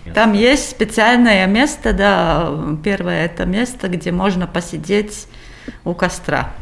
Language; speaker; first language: Russian; non-native, local second language; Latvian